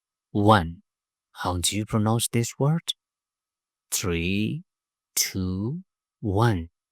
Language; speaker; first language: English; non-native, fluent; Burmese